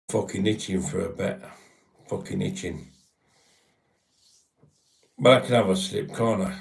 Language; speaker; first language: English; native; English